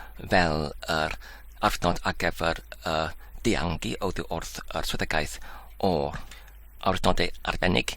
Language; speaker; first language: Welsh; non-native, learner; Polish